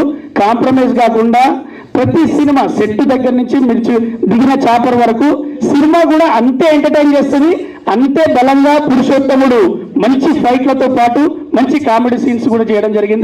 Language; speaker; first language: Telugu; native; Telugu